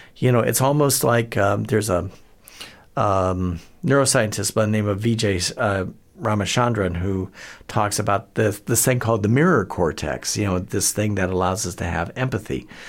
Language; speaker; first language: English; native; English